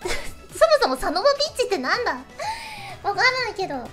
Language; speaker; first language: Japanese; native; Japanese